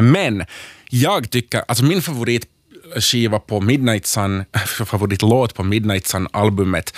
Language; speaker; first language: Swedish; native; Swedish